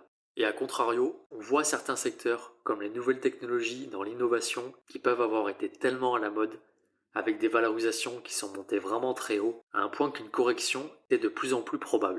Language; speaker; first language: French; native; French